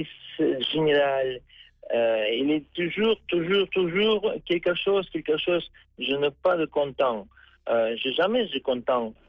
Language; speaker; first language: French; non-native, learner; Russian